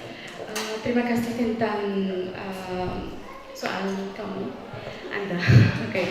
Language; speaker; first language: Indonesian; non-native, fluent; Arabic